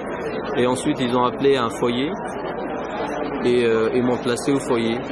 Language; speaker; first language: French; non-native, fluent; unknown